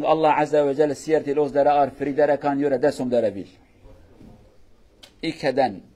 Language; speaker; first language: Norwegian; non-native, learner; Kurdish